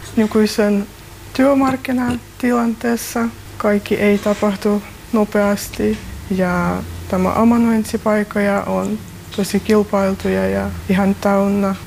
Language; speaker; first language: Finnish; non-native, learner; Ukrainian